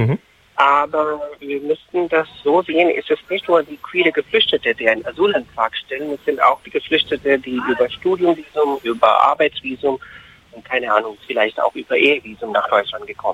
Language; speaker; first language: German; non-native, fluent; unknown